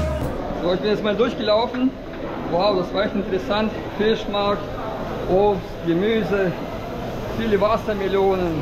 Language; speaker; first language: German; non-native, fluent; Russian